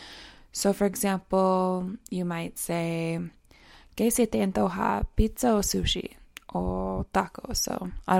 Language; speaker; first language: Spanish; non-native, fluent; English